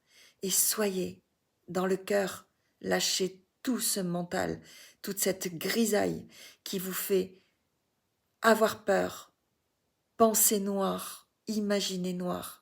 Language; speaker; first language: French; native; French